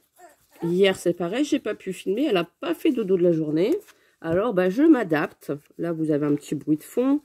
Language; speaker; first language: French; native; French